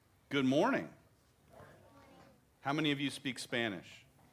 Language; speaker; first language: English; native; English